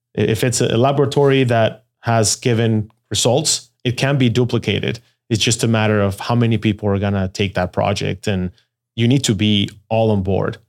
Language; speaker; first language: English; non-native, fluent; Spanish